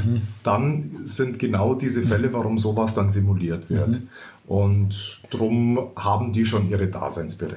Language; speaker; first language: German; native; German